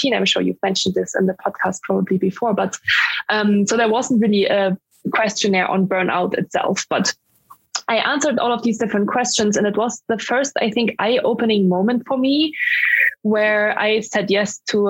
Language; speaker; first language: English; non-native, fluent; German